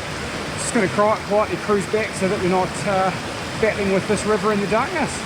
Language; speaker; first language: English; native; English